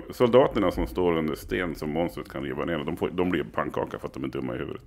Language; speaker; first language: Swedish; native; Swedish